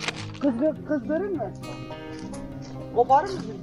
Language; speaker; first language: Turkish; native; Turkish